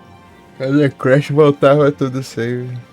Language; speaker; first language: Portuguese; native; Portuguese